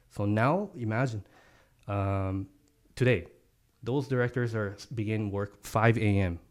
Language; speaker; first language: English; non-native, fluent; Japanese